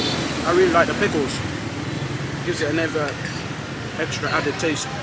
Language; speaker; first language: English; native; English